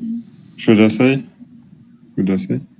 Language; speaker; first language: English; non-native, learner; Russian